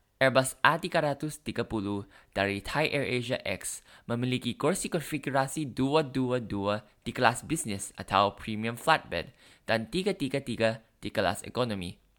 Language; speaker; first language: Indonesian; non-native, learner; Thai